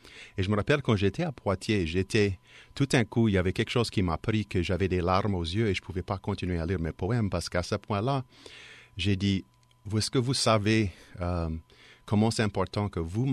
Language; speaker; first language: French; native; French